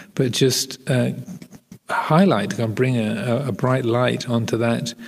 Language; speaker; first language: English; native; English